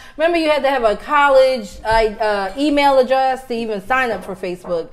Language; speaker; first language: English; native; English